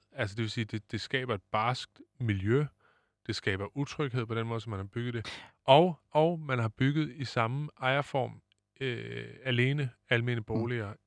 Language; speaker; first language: Danish; native; Danish